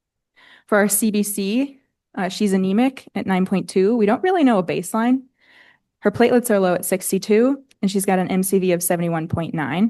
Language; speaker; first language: English; native; English